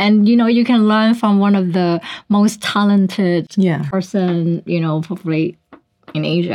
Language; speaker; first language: English; non-native, local second language; Cantonese